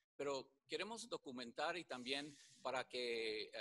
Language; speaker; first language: Spanish; early bilingual, heritage; Spanish